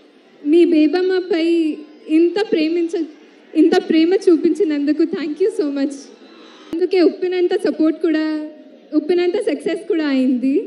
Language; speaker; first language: Telugu; non-native, fluent; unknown